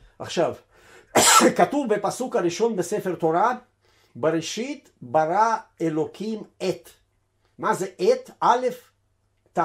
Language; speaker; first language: Hebrew; non-native, fluent; Russian